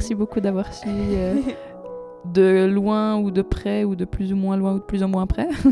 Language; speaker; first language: French; native; French